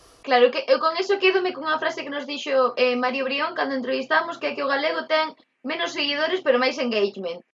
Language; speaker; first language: Galician; native; Galician